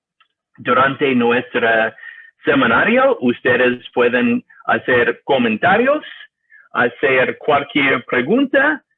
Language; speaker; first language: Spanish; non-native, learner; English